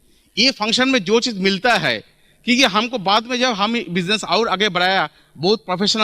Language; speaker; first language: Hindi; non-native, local second language; Bangla